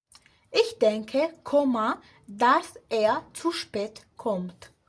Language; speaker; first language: German; non-native, fluent; Spanish